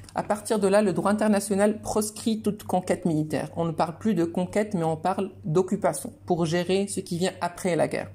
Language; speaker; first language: French; non-native, local second language; Arabic